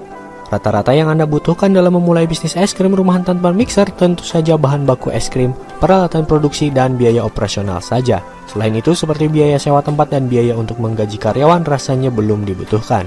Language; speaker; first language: Indonesian; native; Indonesian